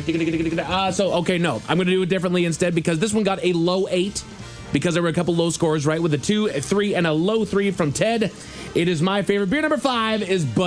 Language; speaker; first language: English; native; English